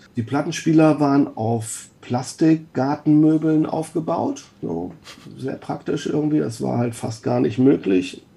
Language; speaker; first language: German; native; German